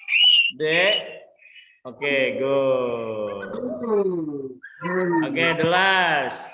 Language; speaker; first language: English; non-native, fluent; Indonesian